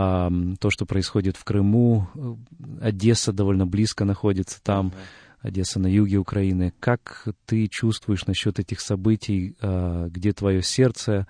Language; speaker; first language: Russian; native; Russian